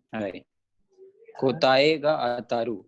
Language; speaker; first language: Japanese; non-native, learner; Hindi